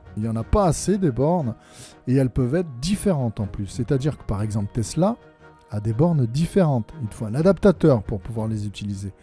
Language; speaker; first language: French; native; French